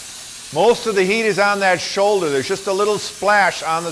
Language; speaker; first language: English; native; English